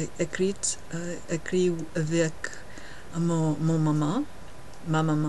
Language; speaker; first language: French; non-native, learner; English